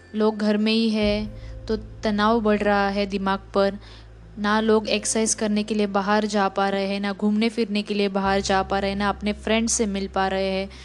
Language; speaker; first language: Hindi; non-native, local second language; Marathi